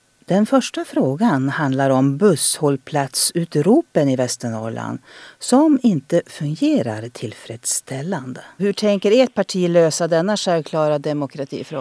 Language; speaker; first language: Swedish; native; Swedish